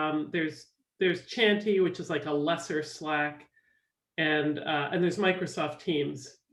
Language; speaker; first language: English; native; English